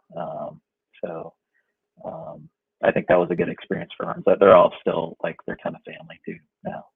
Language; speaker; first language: English; native; English